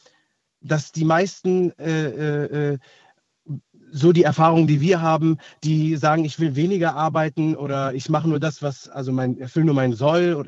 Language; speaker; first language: German; native; German